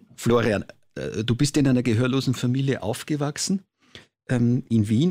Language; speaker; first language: German; native; German